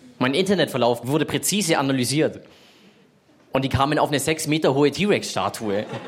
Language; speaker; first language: German; native; German